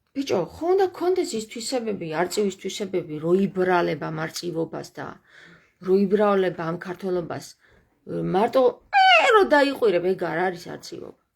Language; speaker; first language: Georgian; native; Georgian